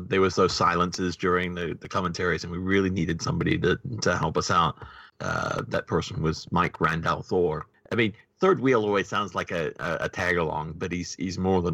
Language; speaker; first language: English; native; English